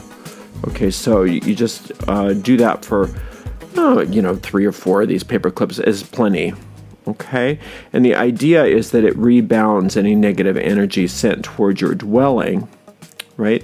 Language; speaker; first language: English; native; English